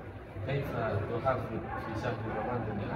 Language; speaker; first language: Arabic; non-native, learner; Indonesian